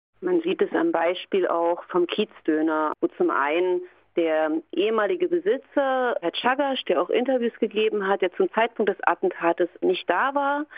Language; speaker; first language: German; native; German